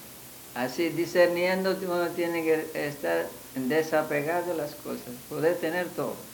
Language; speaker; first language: Spanish; non-native, fluent; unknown